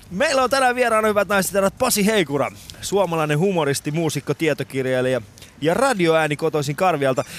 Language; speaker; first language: Finnish; non-native, fluent; Persian